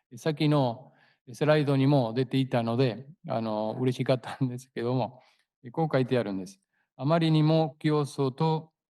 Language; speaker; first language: Japanese; non-native, fluent; Spanish